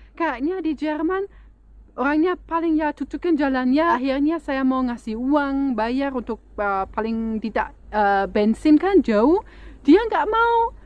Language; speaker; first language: Indonesian; non-native, fluent; German